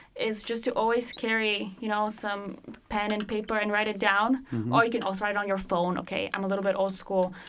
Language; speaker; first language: English; non-native, fluent; Bulgarian